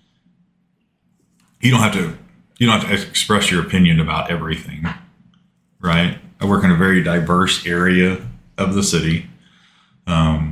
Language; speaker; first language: English; native; English